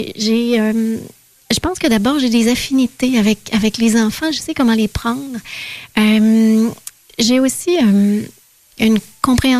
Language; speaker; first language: French; native; French